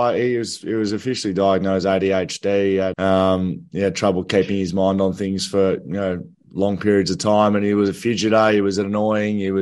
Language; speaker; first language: English; native; English